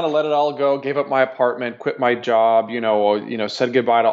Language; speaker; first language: English; native; English